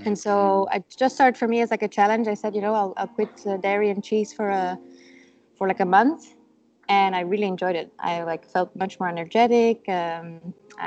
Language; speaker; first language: English; non-native, fluent; Dutch